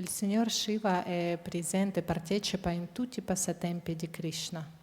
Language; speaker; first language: Italian; non-native, fluent; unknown